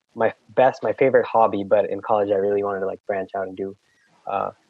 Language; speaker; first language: English; non-native, local second language; Hindi